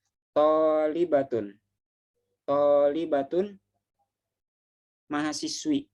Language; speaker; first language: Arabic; non-native, fluent; Indonesian